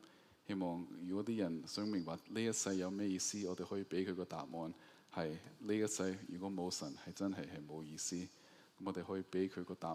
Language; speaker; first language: Cantonese; early bilingual, heritage; Cantonese